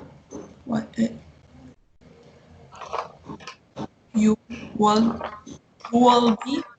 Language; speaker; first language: English; non-native, learner; Spanish